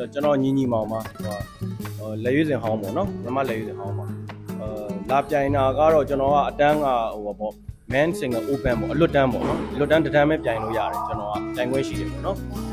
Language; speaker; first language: Burmese; native; Burmese